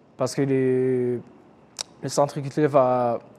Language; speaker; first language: French; non-native, local second language; Kinyarwanda